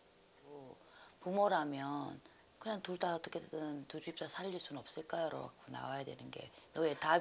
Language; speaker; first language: Korean; native; Korean